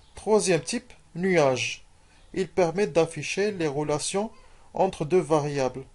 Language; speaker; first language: French; non-native, local second language; Arabic